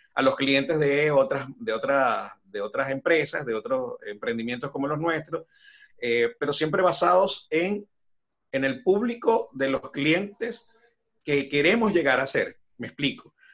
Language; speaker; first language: Spanish; native; Spanish